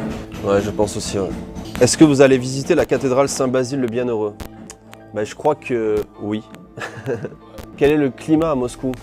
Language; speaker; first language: French; native; French